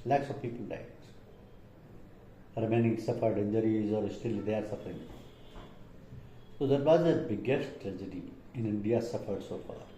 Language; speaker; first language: English; non-native, local second language; Hindi